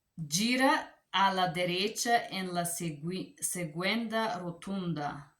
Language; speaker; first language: Spanish; non-native, learner; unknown